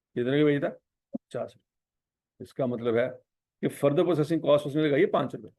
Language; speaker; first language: Urdu; non-native, local second language; Punjabi